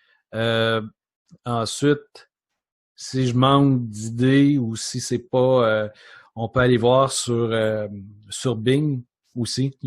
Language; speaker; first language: French; native; French